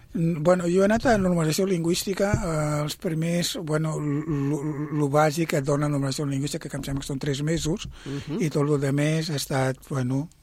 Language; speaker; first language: Catalan; non-native, fluent; Portuguese